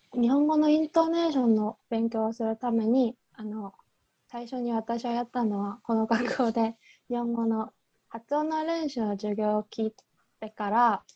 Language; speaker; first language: Japanese; non-native, fluent; Korean